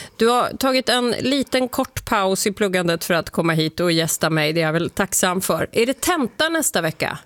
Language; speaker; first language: Swedish; native; Swedish